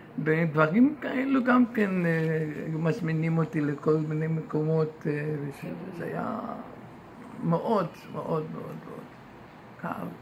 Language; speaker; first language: Hebrew; non-native, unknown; Yiddish